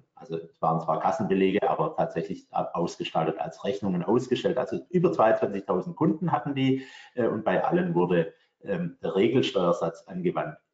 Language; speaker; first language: German; native; German